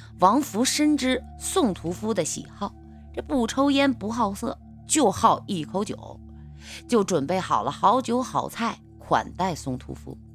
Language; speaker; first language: Chinese; native; Chinese